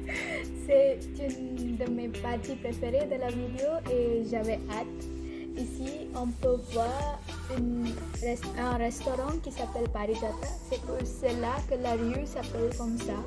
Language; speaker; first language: French; non-native, fluent; Konkani